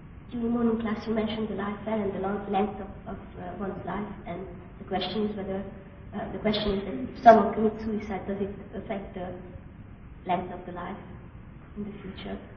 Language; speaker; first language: English; non-native, fluent; Hungarian